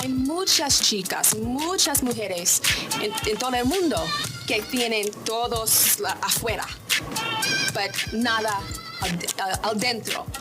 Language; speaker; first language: Spanish; non-native, learner; English